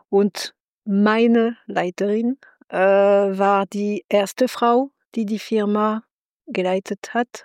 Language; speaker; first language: German; non-native, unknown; French